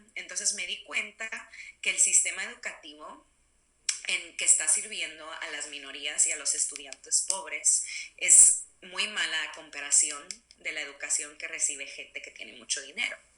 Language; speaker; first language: Spanish; early bilingual, other home language; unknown